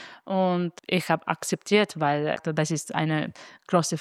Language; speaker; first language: German; non-native, learner; Italian